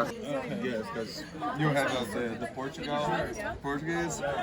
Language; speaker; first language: English; non-native, fluent; Portuguese